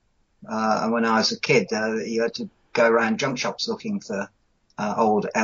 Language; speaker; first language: English; native; English